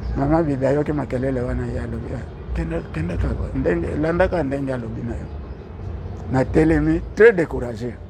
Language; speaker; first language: Lingala; non-native, local second language; Kongo